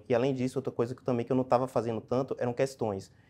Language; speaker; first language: Portuguese; native; Portuguese